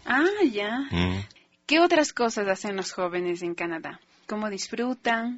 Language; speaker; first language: Spanish; native; Spanish